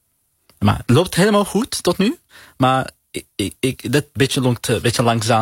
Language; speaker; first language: Dutch; non-native, learner; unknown